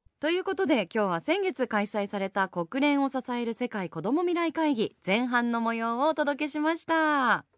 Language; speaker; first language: Japanese; native; Japanese